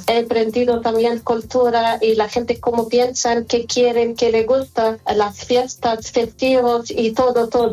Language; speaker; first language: Spanish; non-native, learner; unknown